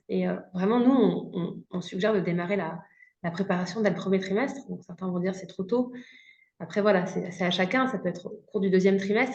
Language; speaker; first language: French; native; French